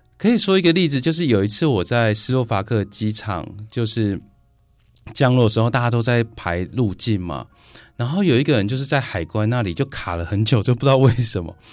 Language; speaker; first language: Chinese; native; Chinese